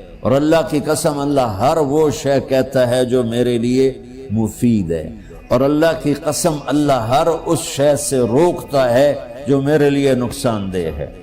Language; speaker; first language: Urdu; non-native, local second language; Punjabi